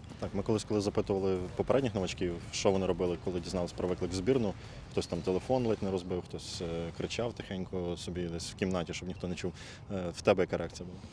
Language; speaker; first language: Ukrainian; native; Ukrainian